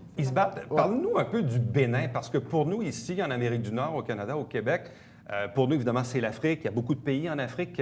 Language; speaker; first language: French; native; French